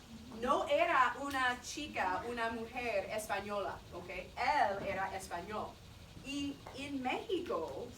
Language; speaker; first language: Spanish; non-native, fluent; English